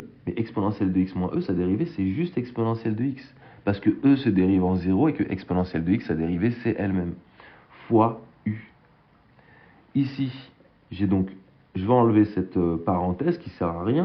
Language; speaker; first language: French; native; French